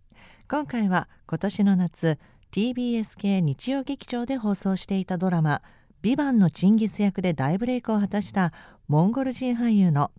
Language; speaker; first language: Japanese; native; Japanese